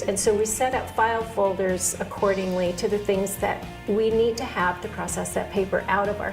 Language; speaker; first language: English; native; English